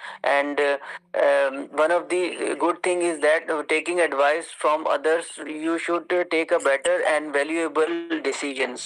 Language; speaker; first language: English; non-native, learner; Urdu